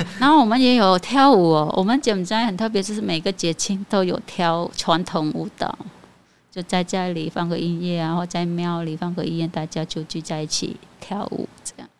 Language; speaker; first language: Chinese; non-native, fluent; Khmer